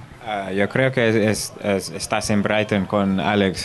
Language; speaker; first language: Spanish; non-native, learner; English